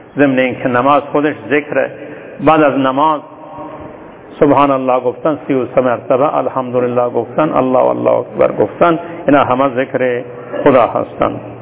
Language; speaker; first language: Persian; non-native, local second language; Turkmen